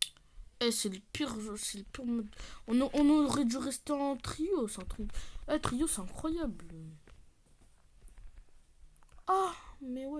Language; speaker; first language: French; native; French